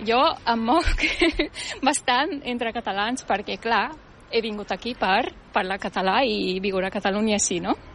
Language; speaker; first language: Catalan; non-native, fluent; Turkish